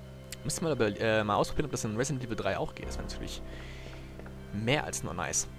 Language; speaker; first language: German; native; German